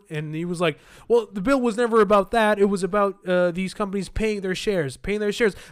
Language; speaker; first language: English; early bilingual, other home language; Arabic